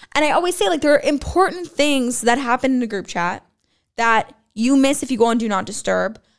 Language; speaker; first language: English; native; English